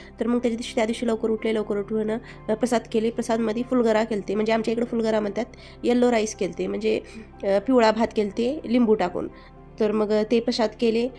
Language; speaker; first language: Marathi; early bilingual, heritage; Marathi